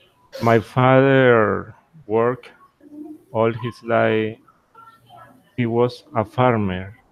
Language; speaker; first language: English; non-native, learner; Spanish